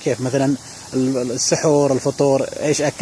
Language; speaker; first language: Arabic; native; Arabic